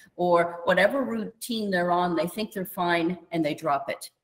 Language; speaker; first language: English; native; English